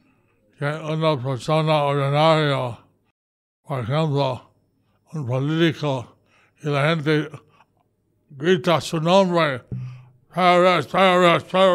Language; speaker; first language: Spanish; non-native, learner; English